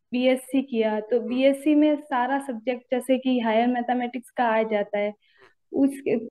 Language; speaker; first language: Hindi; native; Hindi